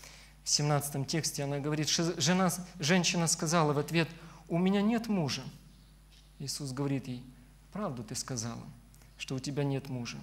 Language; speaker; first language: Russian; native; Russian